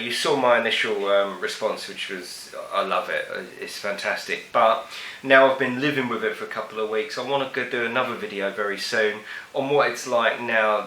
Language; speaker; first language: English; native; English